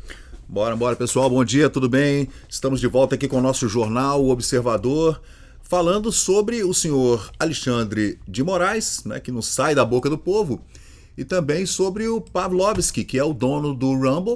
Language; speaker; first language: Portuguese; native; Portuguese